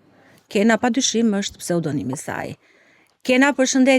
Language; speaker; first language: Albanian; native; Albanian